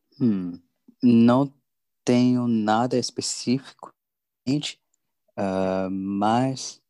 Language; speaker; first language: Portuguese; non-native, learner; English